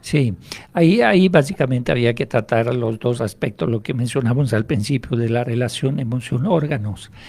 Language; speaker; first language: Spanish; non-native, fluent; French